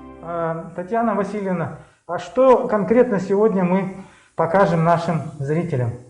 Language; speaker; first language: Russian; native; Russian